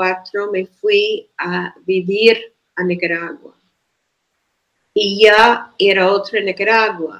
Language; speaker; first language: Spanish; non-native, fluent; English